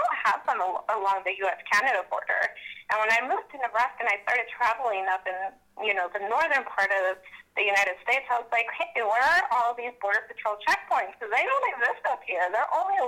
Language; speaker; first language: English; native; English